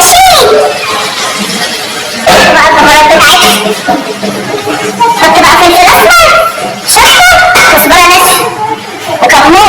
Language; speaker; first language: Arabic; native; Arabic